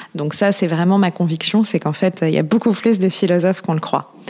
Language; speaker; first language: French; native; French